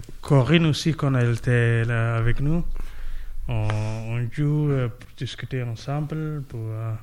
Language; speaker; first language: French; non-native, learner; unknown